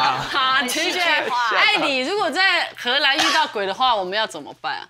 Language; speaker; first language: Chinese; native; Chinese